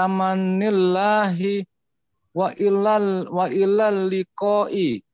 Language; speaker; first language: Arabic; non-native, learner; Indonesian